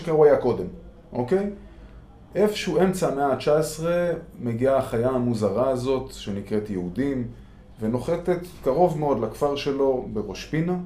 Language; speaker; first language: Hebrew; native; Hebrew